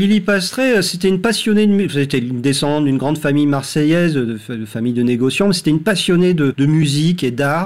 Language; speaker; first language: French; native; French